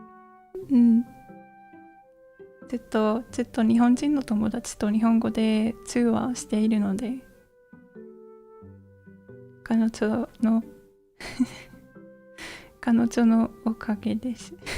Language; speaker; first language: Japanese; non-native, learner; English